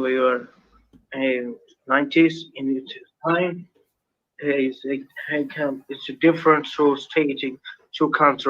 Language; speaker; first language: English; non-native, learner; Punjabi